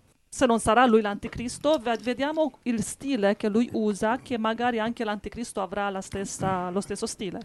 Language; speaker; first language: Italian; native; Italian